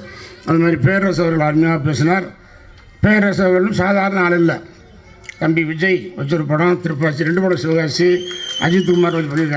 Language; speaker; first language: Tamil; native; Tamil